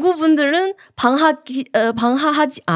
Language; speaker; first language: Korean; non-native, learner; Chinese